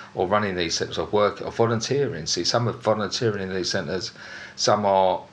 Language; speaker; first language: English; native; English